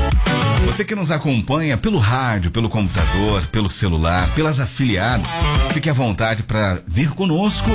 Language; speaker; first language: Portuguese; native; Portuguese